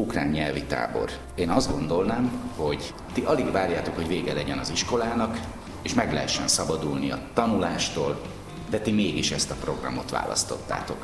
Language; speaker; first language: Hungarian; native; Hungarian